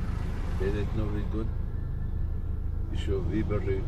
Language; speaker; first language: Russian; non-native, local second language; Armenian